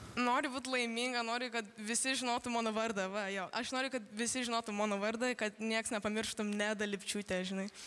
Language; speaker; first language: Lithuanian; early bilingual, heritage; Lithuanian